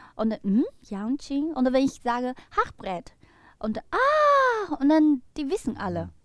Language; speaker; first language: German; non-native, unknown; Chinese